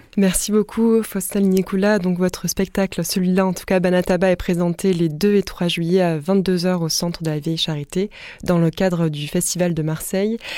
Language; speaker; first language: French; native; French